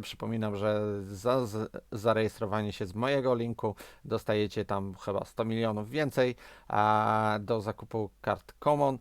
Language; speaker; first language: Polish; native; Polish